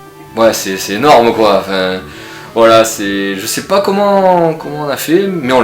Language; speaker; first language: French; native; French